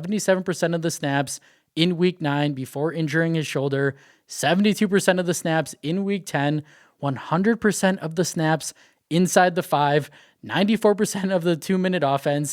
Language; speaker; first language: English; native; English